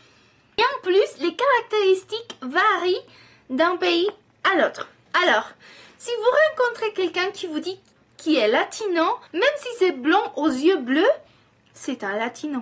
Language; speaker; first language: French; non-native, fluent; Spanish